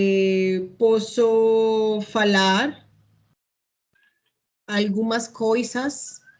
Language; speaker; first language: Portuguese; non-native, learner; Spanish